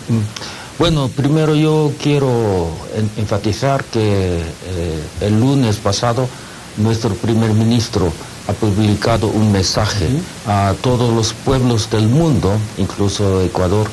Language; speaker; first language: Spanish; non-native, learner; Japanese